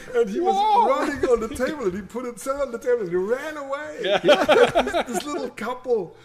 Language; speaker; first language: English; non-native, fluent; German